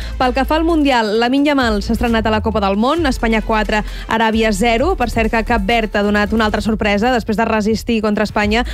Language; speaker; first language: Catalan; native; Catalan